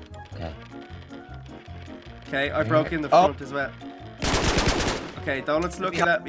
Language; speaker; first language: English; native; English